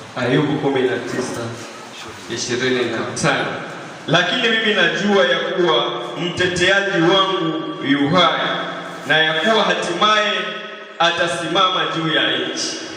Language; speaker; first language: Swahili; non-native, local second language; Kamba